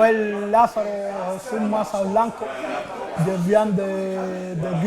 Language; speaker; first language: French; non-native, learner; Spanish